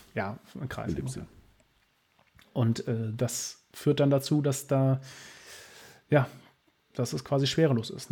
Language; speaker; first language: German; native; German